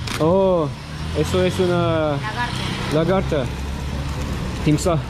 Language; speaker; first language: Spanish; non-native, learner; Turkish